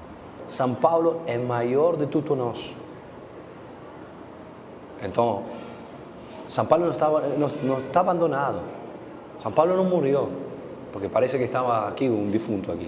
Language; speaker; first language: Portuguese; non-native, fluent; Spanish